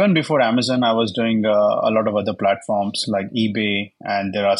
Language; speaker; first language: English; non-native, local second language; Hindi